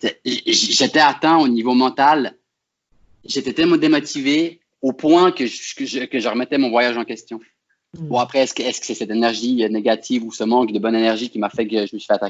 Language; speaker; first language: French; native; French